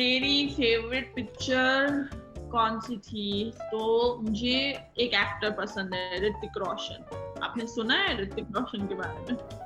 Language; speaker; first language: Hindi; non-native, local second language; Marathi